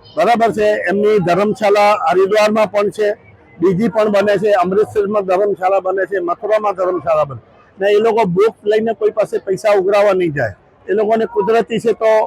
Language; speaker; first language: Gujarati; non-native, local second language; Sindhi